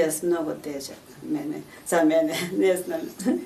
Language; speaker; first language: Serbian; non-native, learner; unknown